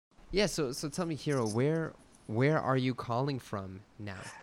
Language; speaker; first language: English; native; English